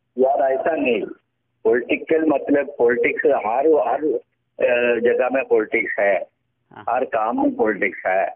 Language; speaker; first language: Hindi; non-native, local second language; Malayalam